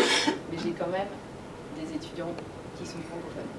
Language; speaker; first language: French; native; French